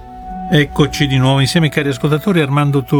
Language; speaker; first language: Italian; native; Italian